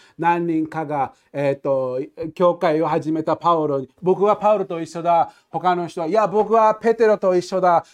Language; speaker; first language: Japanese; non-native, fluent; English